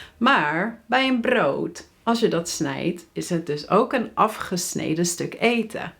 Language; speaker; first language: Dutch; native; Dutch